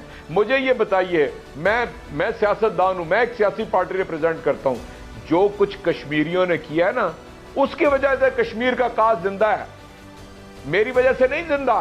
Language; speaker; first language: Urdu; native; Urdu